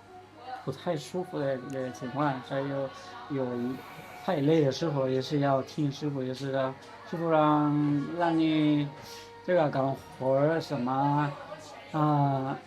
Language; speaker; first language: Chinese; non-native, learner; Spanish